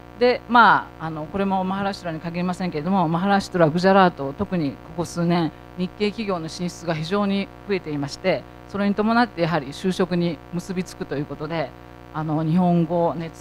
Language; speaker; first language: Japanese; native; Japanese